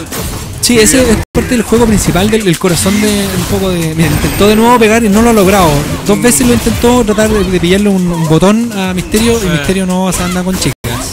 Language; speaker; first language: Spanish; native; Spanish